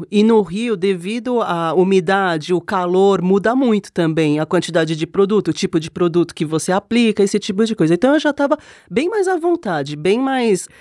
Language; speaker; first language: Portuguese; non-native, fluent; Korean